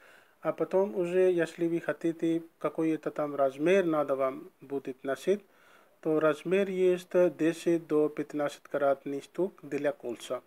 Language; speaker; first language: Russian; non-native, learner; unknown